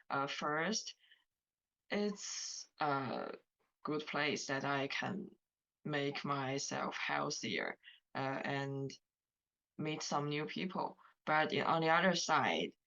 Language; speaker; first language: English; non-native, learner; Chinese